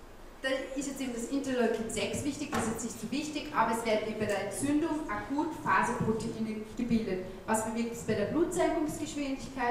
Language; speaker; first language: German; native; German